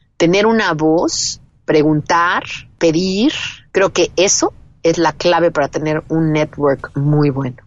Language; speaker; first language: Spanish; native; Spanish